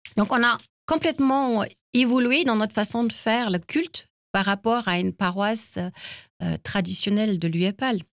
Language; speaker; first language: French; non-native, fluent; German